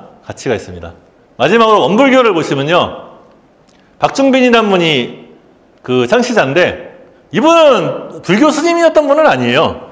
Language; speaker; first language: Korean; native; Korean